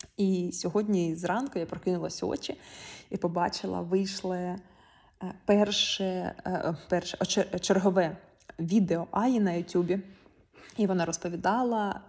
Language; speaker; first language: Ukrainian; non-native, local second language; Russian